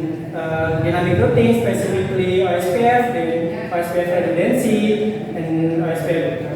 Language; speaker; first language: English; non-native, learner; Indonesian